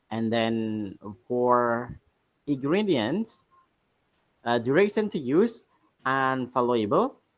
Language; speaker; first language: English; non-native, learner; Indonesian